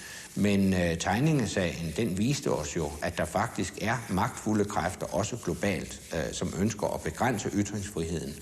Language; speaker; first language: Danish; native; Danish